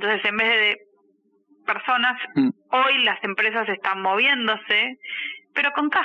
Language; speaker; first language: Spanish; native; Spanish